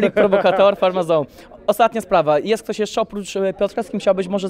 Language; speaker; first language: Polish; native; Polish